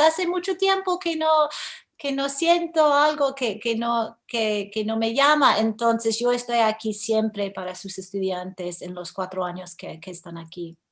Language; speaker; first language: Spanish; early bilingual, heritage; English